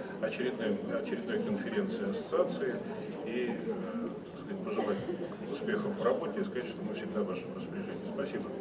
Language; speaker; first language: Russian; native; Russian